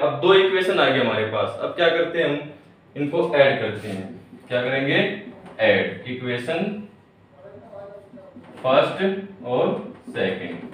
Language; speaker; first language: Hindi; native; Hindi